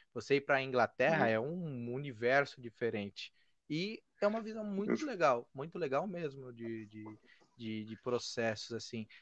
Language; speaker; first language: Portuguese; native; Portuguese